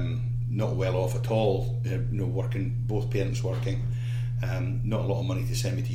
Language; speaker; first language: English; native; English